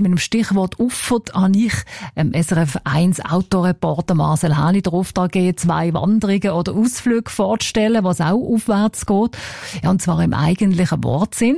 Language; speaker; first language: German; native; German